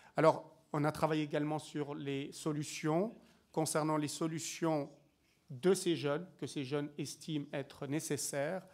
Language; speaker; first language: French; native; French